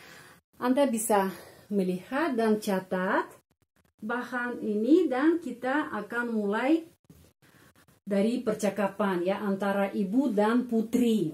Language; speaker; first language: Indonesian; non-native, fluent; Russian